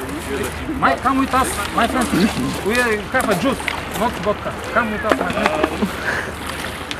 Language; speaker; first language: English; non-native, learner; Bulgarian